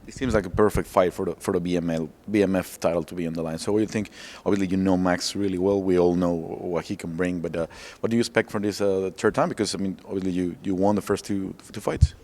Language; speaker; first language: English; non-native, fluent; Spanish